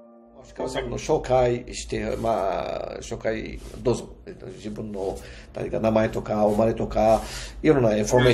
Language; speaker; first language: Japanese; non-native, fluent; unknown